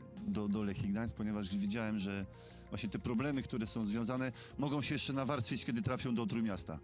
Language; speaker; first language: Polish; native; Polish